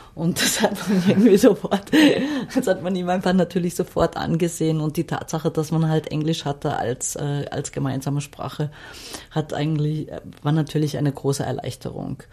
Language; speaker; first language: German; non-native, fluent; Arabic